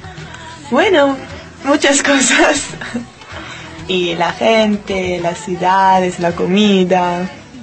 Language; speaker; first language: Spanish; non-native, fluent; Italian